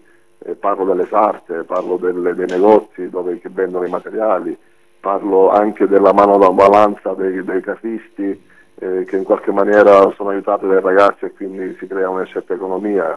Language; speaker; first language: Italian; native; Italian